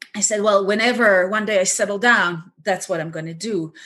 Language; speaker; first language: English; non-native, fluent; Hebrew